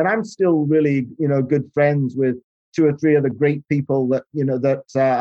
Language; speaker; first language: English; native; English